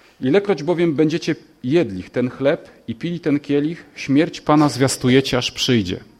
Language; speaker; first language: Polish; native; Polish